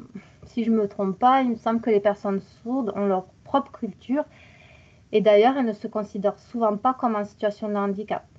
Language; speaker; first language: French; native; French